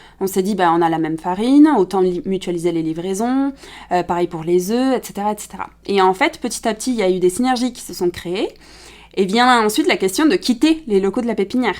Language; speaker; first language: French; early bilingual, other home language; Spanish